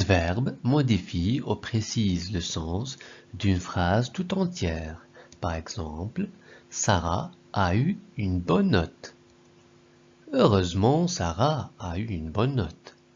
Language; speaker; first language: French; non-native, local second language; Arabic